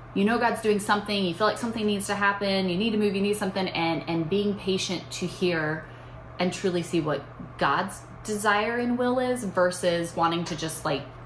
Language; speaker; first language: English; native; English